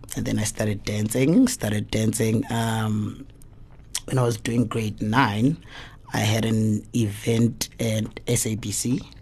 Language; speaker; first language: English; non-native, local second language; Zulu